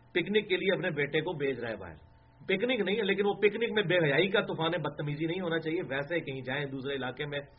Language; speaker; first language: Urdu; non-native, local second language; Punjabi